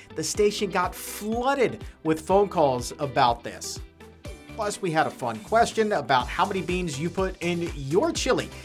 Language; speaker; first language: English; native; English